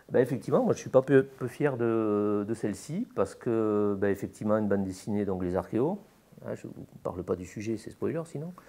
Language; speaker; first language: French; native; French